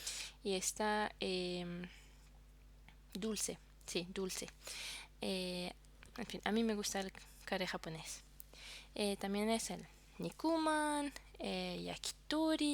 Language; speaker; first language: Spanish; non-native, fluent; French